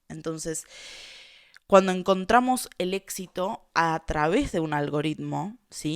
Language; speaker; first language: Spanish; native; Spanish